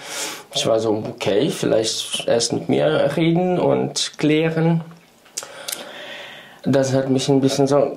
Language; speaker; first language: German; non-native, fluent; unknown